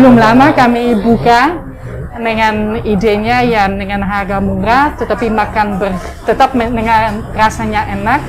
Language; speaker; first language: Indonesian; non-native, fluent; Dutch